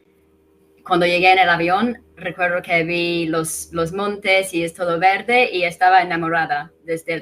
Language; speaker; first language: Spanish; non-native, fluent; English